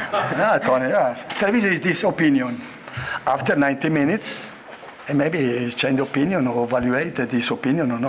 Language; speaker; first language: English; non-native, learner; Italian